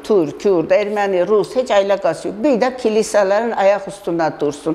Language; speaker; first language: Turkish; non-native, learner; Armenian